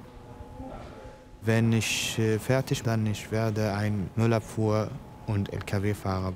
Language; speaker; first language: German; non-native, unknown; Arabic